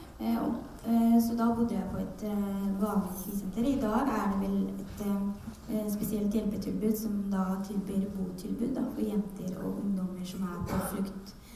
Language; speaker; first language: Norwegian; early bilingual, other home language; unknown